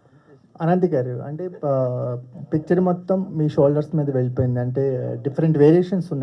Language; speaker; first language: Telugu; native; Telugu